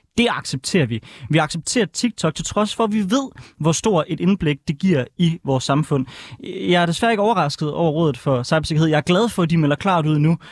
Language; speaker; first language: Danish; native; Danish